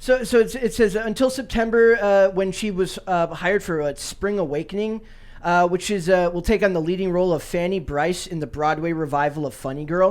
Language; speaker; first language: English; native; English